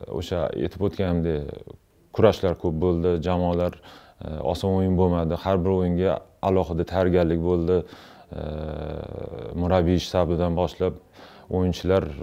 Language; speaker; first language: Uzbek; non-native, local second language; Russian